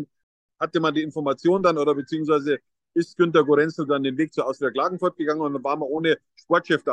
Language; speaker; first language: German; native; German